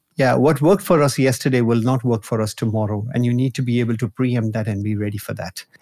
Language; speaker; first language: English; non-native, local second language; Hindi